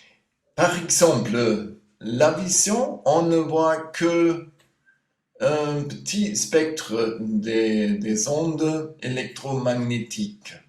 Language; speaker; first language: French; non-native, fluent; German